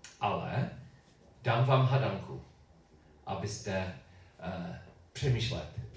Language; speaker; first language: Czech; non-native, learner; English